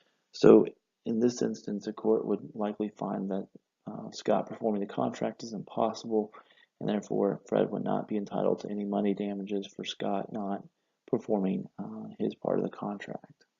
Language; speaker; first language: English; native; English